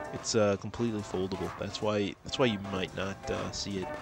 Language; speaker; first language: English; native; English